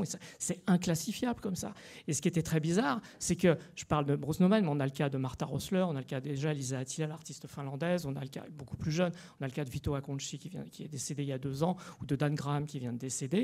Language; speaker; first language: French; native; French